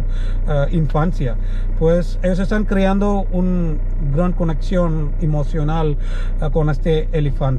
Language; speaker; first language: Spanish; non-native, learner; Malayalam